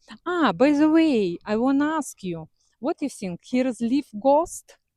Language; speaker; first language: English; non-native, learner; Russian